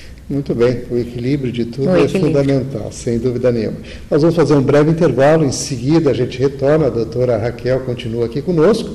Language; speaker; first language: Portuguese; native; Portuguese